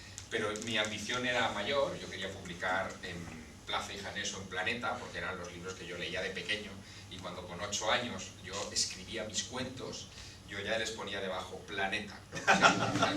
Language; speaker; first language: Spanish; native; Spanish